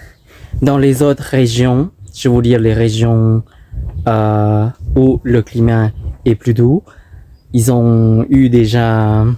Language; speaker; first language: French; non-native, fluent; Thai